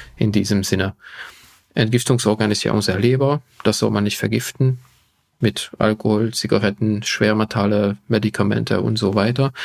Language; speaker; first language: German; non-native, fluent; Hungarian